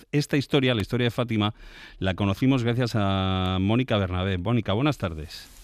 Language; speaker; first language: Spanish; native; Spanish